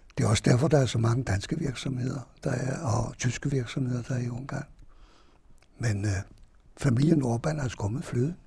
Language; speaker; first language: Danish; non-native, fluent; Hungarian